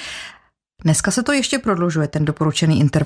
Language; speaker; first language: Czech; native; Czech